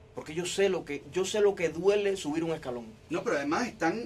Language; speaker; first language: Spanish; native; Spanish